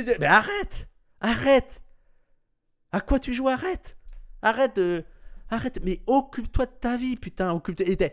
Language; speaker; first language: French; native; French